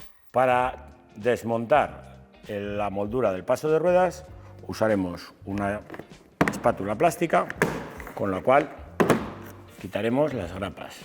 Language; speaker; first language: Spanish; native; Spanish